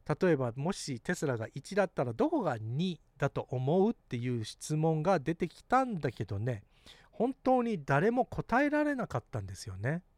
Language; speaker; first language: Japanese; early bilingual, heritage; Japanese